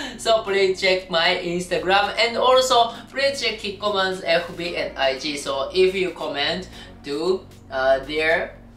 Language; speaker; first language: English; non-native, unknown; Japanese